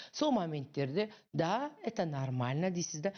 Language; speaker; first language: Russian; non-native, local second language; Kazakh